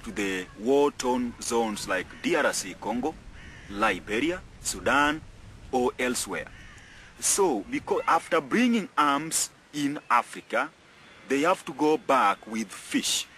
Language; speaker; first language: English; non-native, local second language; Swahili